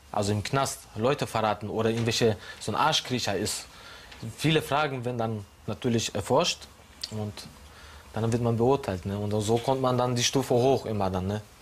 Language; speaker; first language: German; non-native, fluent; Polish